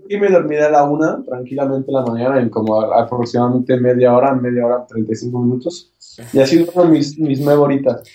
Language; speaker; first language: Spanish; non-native, fluent; French